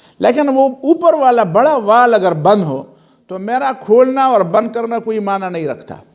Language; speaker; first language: Urdu; non-native, local second language; Pashto